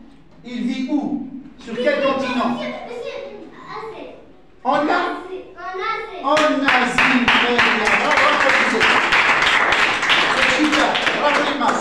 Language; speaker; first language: French; non-native, fluent; Arabic